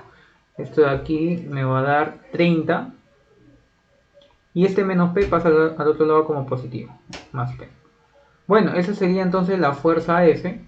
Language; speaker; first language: Spanish; native; Spanish